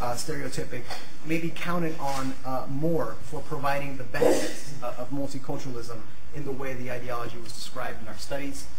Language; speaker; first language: English; native; English